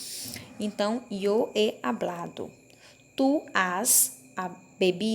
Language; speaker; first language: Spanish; non-native, fluent; Portuguese